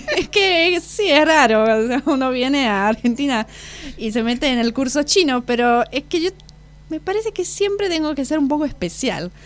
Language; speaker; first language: Spanish; non-native, fluent; Slovak